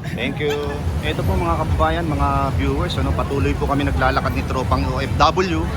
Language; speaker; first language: Filipino; native; Filipino